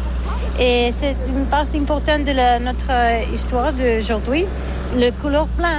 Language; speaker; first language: French; non-native, learner; Catalan